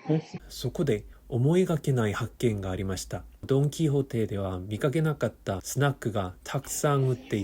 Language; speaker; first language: Japanese; non-native, learner; Korean